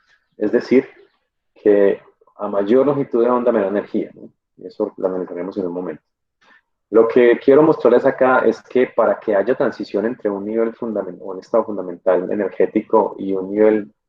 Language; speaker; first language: Spanish; native; Spanish